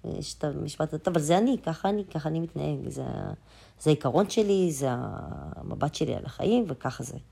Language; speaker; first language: Hebrew; early bilingual, other home language; Russian